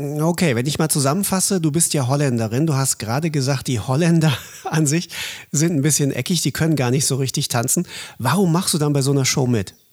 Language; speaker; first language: German; native; German